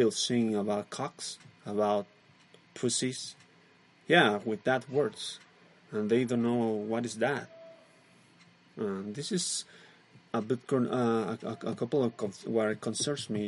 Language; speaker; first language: English; non-native, learner; Spanish